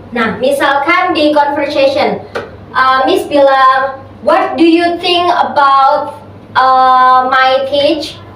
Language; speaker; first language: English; non-native, learner; Indonesian